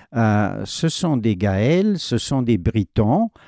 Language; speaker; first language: French; native; French